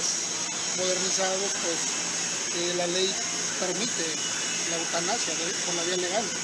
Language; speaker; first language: Spanish; native; Spanish